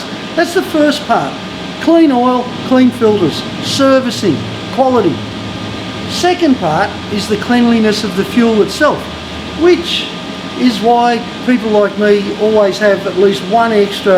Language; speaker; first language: English; native; English